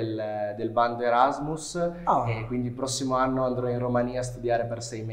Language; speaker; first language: Italian; native; Italian